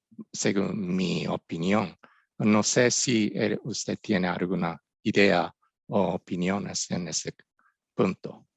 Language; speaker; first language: Spanish; non-native, fluent; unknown